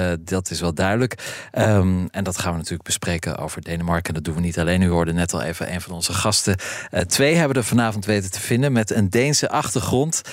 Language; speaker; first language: Dutch; native; Dutch